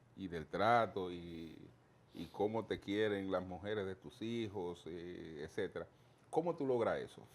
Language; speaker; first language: Spanish; native; Spanish